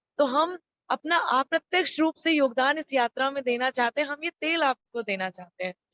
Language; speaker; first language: Hindi; native; Hindi